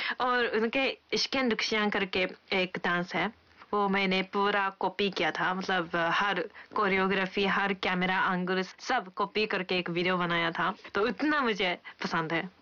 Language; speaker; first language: Hindi; non-native, fluent; Japanese